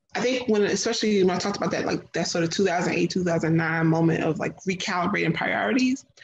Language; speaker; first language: English; native; English